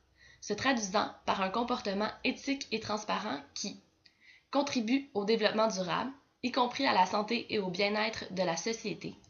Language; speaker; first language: French; native; French